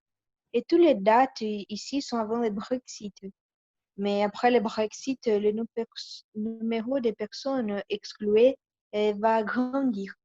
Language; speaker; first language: French; non-native, learner; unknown